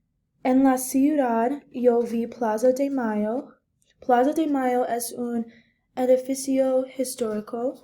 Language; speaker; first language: Spanish; non-native, learner; English